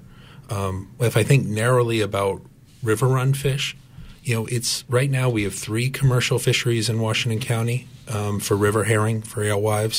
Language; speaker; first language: English; native; English